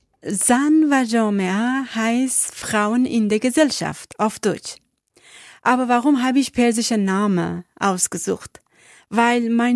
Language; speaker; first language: German; non-native, learner; Persian